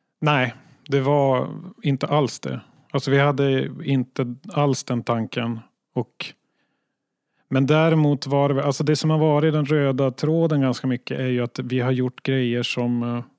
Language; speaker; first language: Swedish; native; Swedish